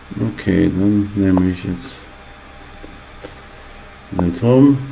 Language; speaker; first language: German; non-native, fluent; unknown